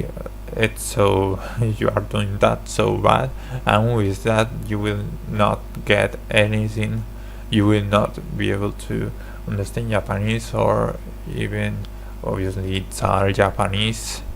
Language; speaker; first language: English; non-native, learner; Spanish